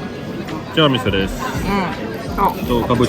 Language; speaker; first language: Japanese; non-native, learner; French